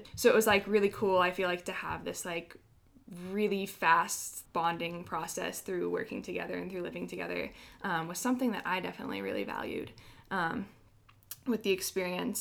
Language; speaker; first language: English; native; English